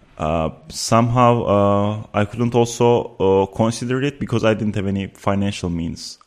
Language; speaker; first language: English; non-native, fluent; Turkish